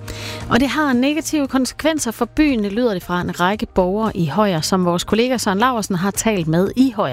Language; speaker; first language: Danish; native; Danish